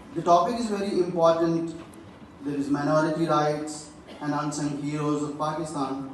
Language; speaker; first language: English; non-native, local second language; Urdu